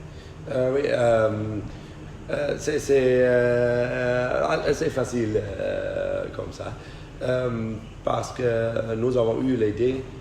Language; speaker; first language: French; non-native, fluent; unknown